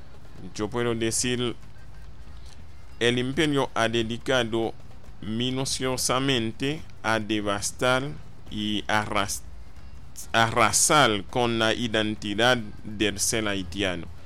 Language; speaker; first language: Spanish; non-native, fluent; Haitian Creole